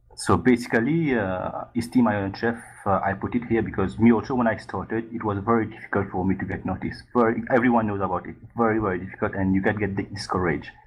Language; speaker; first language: English; non-native, fluent; Morisyen